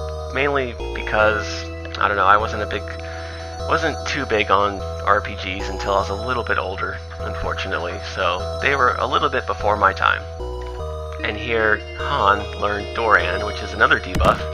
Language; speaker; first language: English; native; English